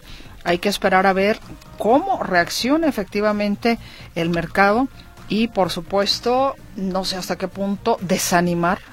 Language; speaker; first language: Spanish; native; Spanish